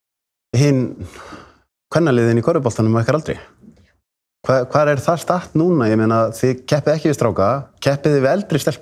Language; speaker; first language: Icelandic; native; Icelandic